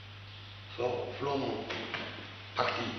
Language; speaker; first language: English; non-native, learner; French